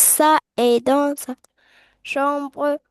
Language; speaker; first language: French; non-native, learner; Arabic